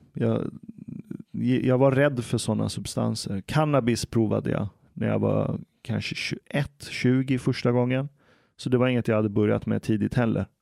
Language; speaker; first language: Swedish; early bilingual, other home language; Persian